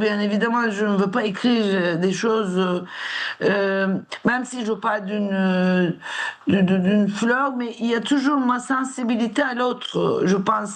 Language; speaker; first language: French; non-native, fluent; Turkish